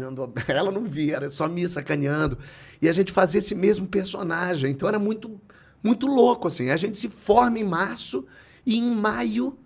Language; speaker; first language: Portuguese; native; Portuguese